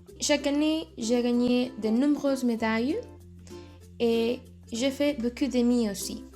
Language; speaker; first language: French; non-native, learner; Spanish